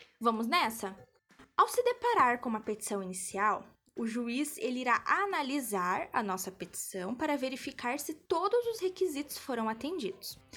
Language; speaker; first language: Portuguese; native; Portuguese